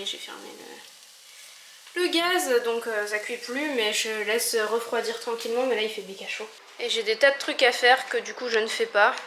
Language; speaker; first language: French; native; French